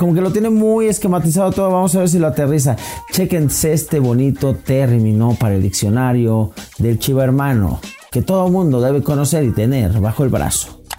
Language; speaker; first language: Spanish; native; Spanish